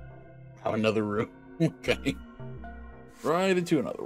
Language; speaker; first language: English; native; English